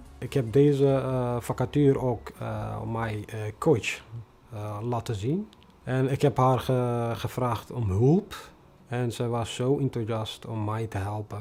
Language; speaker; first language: Dutch; non-native, fluent; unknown